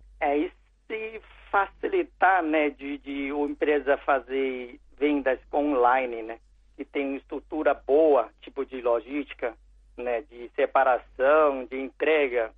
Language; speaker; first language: Portuguese; non-native, learner; Chinese